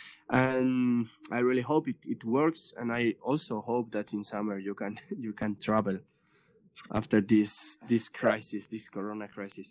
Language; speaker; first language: English; non-native, fluent; Spanish